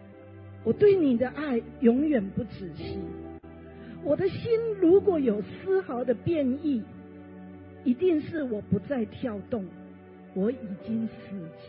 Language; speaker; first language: Chinese; native; Chinese